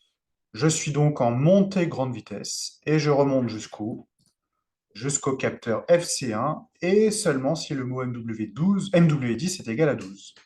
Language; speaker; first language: French; native; French